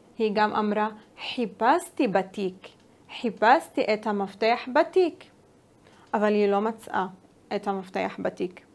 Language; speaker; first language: Hebrew; non-native, local second language; Arabic